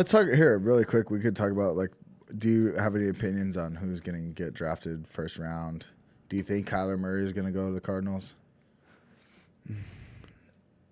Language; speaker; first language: English; native; English